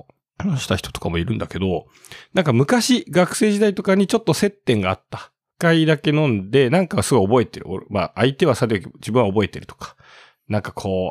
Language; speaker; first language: Japanese; native; Japanese